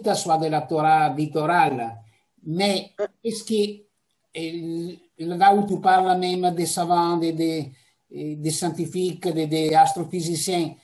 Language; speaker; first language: French; non-native, fluent; Italian